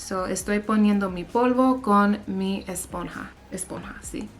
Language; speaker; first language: Spanish; early bilingual, heritage; English